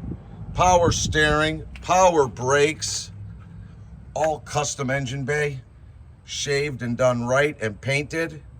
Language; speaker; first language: English; native; English